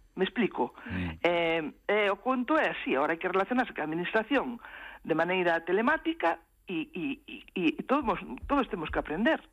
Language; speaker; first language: Galician; non-native, local second language; Spanish